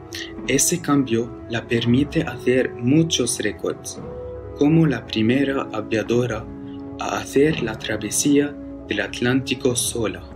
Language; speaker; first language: Spanish; non-native, learner; Arabic